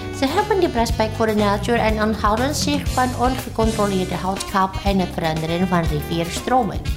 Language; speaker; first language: Dutch; non-native, fluent; Indonesian